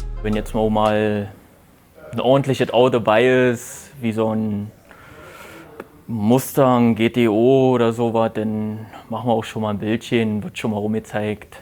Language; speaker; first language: German; native; German